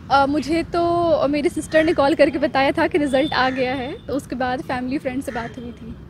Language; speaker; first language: Hindi; native; Hindi